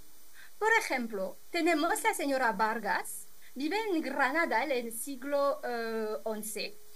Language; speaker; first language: Spanish; non-native, fluent; French